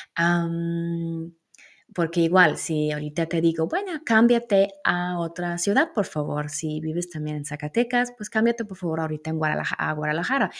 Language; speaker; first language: Spanish; non-native, fluent; German